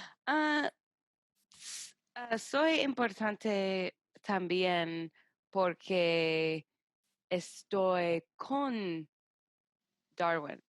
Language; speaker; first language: Spanish; non-native, learner; English